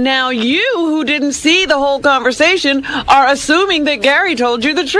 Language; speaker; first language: English; native; English